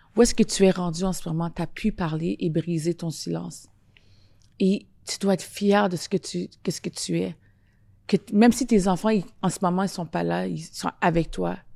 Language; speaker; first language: French; native; French